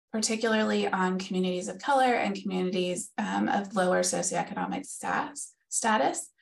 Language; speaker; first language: English; native; English